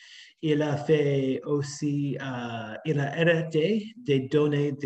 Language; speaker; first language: French; non-native, fluent; English